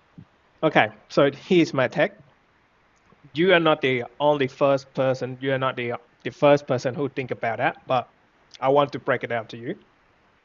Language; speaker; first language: English; non-native, fluent; Vietnamese